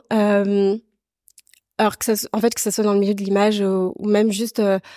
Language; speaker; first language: French; native; French